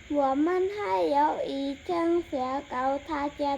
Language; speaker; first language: Chinese; non-native, learner; Khmer